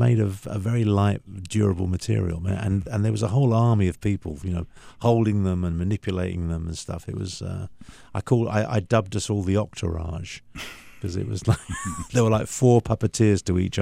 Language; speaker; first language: English; native; English